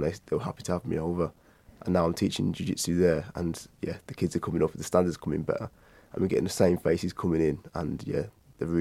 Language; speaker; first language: English; native; English